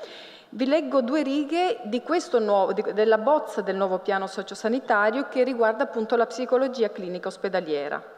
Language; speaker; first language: Italian; native; Italian